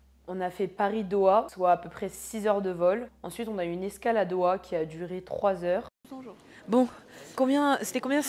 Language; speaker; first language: French; native; French